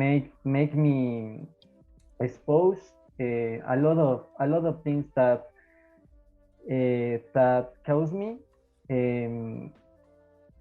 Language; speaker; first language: English; non-native, learner; Spanish